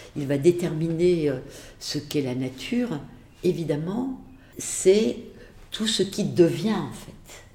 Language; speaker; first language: French; native; French